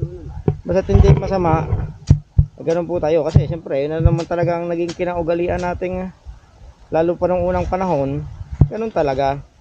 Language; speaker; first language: Filipino; native; Filipino